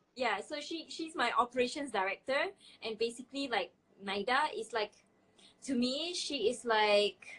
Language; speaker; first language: English; non-native, local second language; Malay